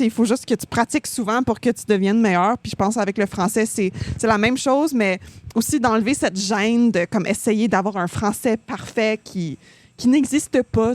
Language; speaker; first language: French; native; French